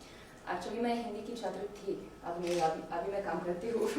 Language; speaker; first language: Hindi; non-native, learner; Romanian